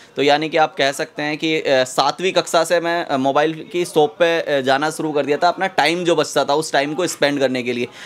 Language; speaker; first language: Hindi; native; Hindi